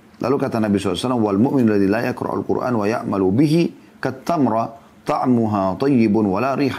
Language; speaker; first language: Indonesian; native; Indonesian